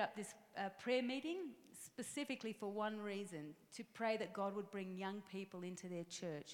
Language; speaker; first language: English; native; English